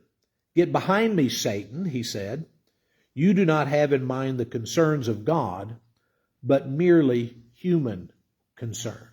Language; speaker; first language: English; native; English